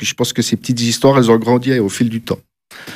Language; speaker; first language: French; native; French